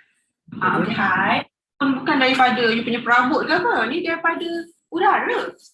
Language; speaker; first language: Malay; native; Malay